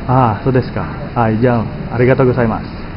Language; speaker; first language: Japanese; non-native, learner; Filipino